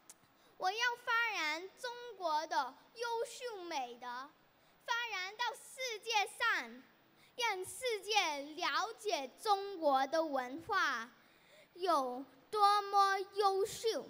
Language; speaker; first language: Chinese; early bilingual, heritage; Chinese